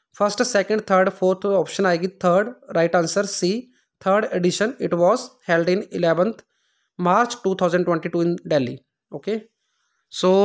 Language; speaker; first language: Hindi; non-native, local second language; Punjabi